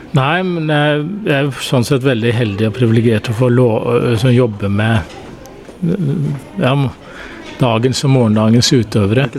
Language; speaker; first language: Norwegian; native; Norwegian